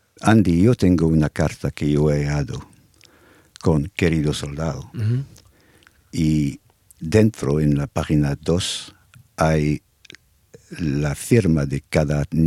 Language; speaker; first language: Spanish; non-native, fluent; English